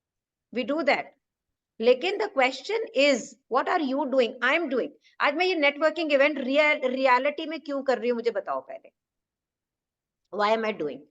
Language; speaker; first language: Hindi; native; Hindi